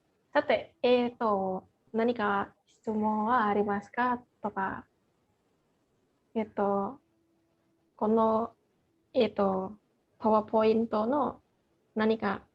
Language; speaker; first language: Japanese; non-native, fluent; Indonesian